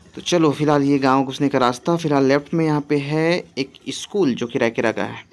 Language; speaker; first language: Hindi; native; Hindi